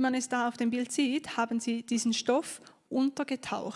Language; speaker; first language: German; native; German